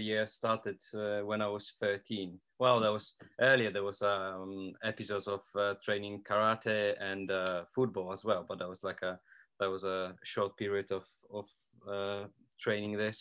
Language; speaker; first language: English; non-native, fluent; Polish